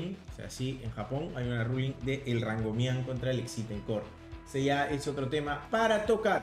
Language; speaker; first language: Spanish; native; Spanish